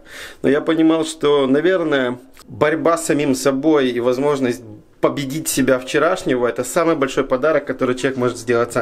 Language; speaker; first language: Russian; native; Russian